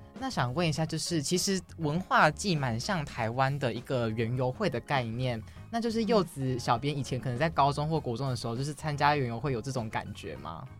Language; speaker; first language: Chinese; native; Chinese